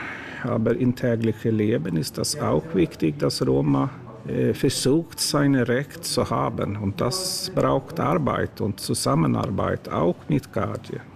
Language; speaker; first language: German; non-native, learner; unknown